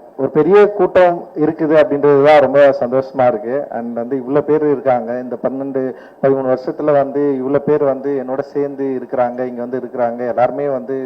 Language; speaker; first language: Tamil; native; Tamil